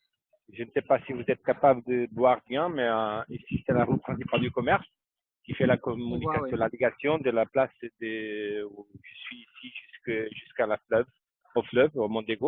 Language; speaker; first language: French; non-native, fluent; Portuguese